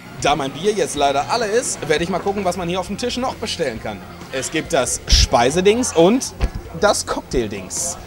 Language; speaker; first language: German; native; German